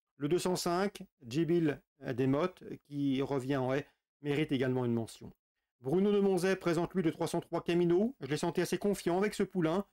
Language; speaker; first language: French; native; French